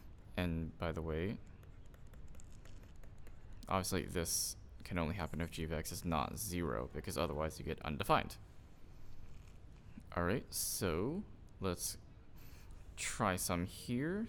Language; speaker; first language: English; native; English